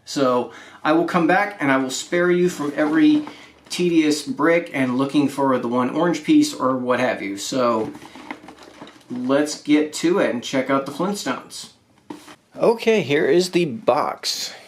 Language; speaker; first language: English; native; English